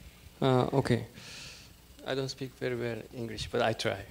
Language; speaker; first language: English; non-native, learner; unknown